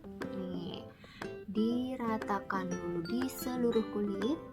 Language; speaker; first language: Indonesian; native; Indonesian